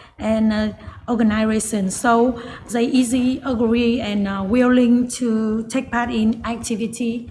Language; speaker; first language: English; non-native, learner; Vietnamese